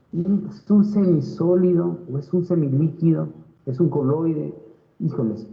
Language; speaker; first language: Spanish; native; Spanish